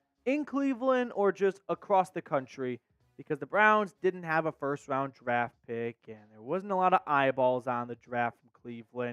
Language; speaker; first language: English; native; English